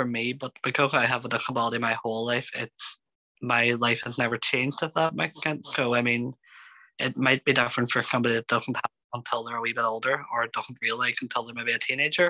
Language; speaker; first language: English; native; English